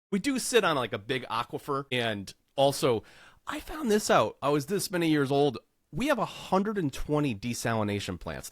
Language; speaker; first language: English; native; English